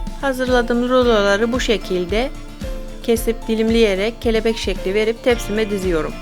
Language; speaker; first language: Turkish; native; Turkish